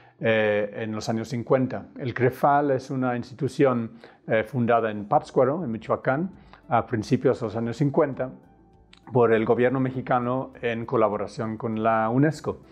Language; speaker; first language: Spanish; non-native, fluent; English